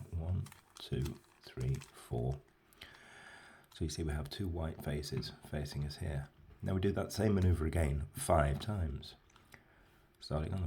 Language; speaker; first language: English; native; English